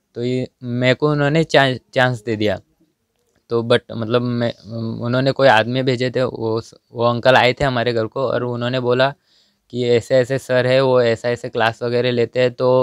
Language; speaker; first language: Hindi; non-native, local second language; Marathi